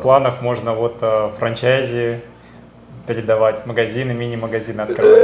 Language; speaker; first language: Russian; native; Russian